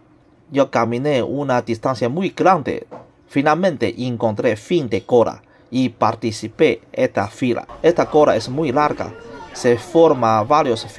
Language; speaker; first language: Spanish; non-native, learner; Chinese